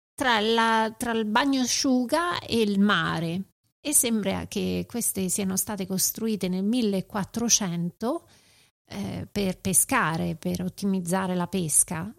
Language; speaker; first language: Italian; native; Italian